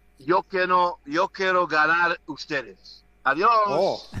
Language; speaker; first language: Spanish; non-native, learner; English